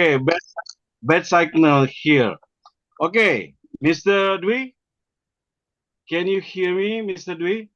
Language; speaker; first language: English; non-native, learner; Indonesian